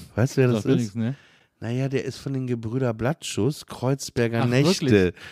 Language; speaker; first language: German; native; German